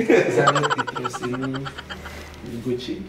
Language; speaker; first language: Indonesian; non-native, fluent; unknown